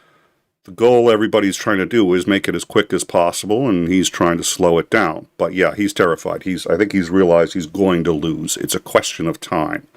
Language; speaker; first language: English; native; English